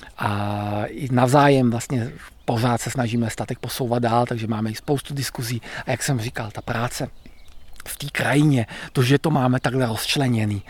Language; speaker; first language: Czech; native; Czech